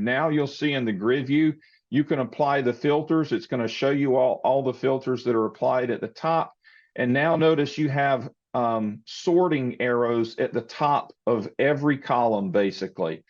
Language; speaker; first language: English; native; English